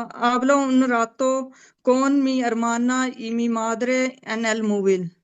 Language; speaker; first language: Spanish; non-native, learner; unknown